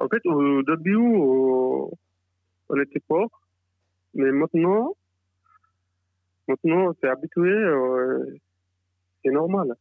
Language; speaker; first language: French; non-native, learner; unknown